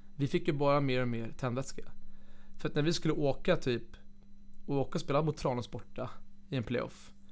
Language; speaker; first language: Swedish; native; Swedish